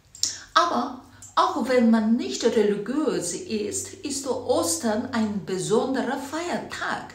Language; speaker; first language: German; non-native, fluent; Korean